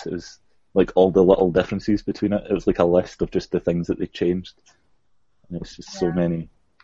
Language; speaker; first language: English; native; English